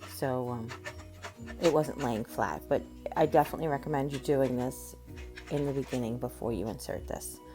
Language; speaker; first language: English; native; English